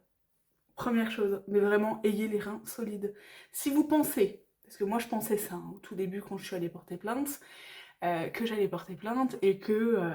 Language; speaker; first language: French; native; French